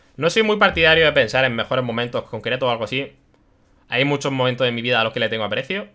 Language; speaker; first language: Spanish; early bilingual, other home language; German